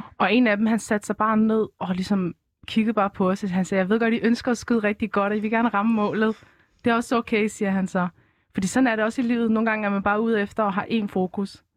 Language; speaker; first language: Danish; early bilingual, other home language; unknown